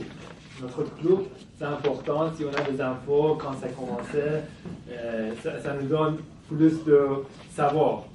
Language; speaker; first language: French; non-native, fluent; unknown